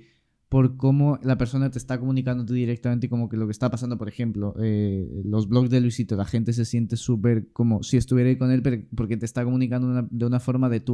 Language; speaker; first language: Spanish; native; Spanish